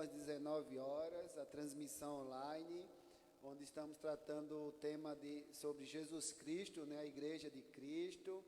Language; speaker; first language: Portuguese; native; Portuguese